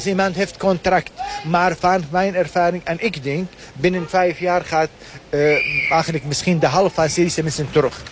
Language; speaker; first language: Dutch; non-native, learner; Arabic